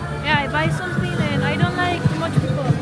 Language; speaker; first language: English; non-native, learner; Spanish